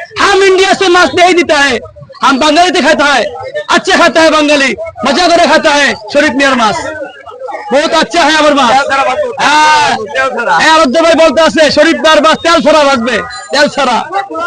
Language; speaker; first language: Hindi; non-native, learner; Bangla